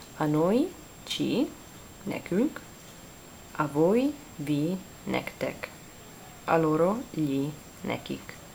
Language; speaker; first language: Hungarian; non-native, learner; Italian